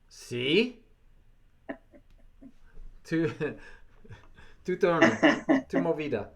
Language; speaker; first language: Spanish; non-native, learner; English